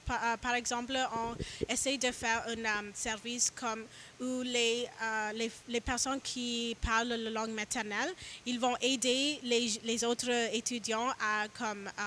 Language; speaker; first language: French; non-native, learner; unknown